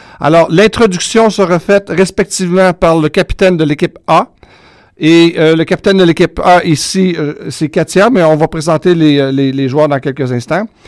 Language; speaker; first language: French; native; French